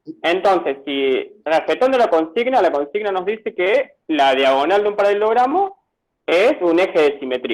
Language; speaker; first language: Spanish; native; Spanish